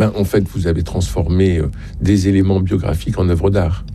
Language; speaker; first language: French; native; French